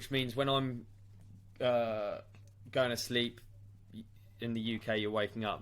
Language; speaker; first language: English; native; English